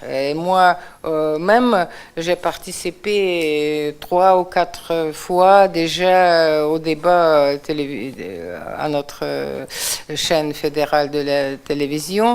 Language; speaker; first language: French; non-native, fluent; Russian